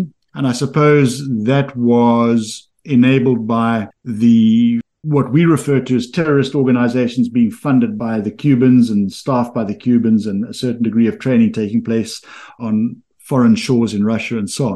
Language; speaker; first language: English; native; English